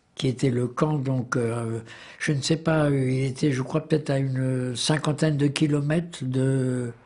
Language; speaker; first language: French; native; French